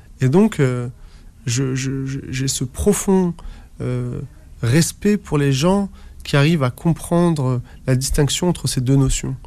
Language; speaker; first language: French; early bilingual, other home language; Arabic